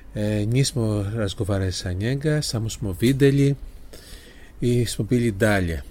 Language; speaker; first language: Serbian; non-native, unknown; Greek